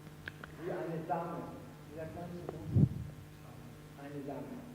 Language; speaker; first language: German; non-native, fluent; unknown